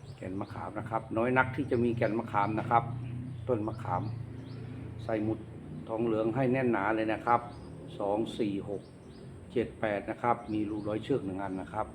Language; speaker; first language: Thai; native; Thai